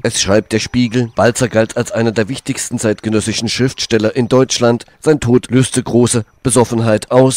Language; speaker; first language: German; native; German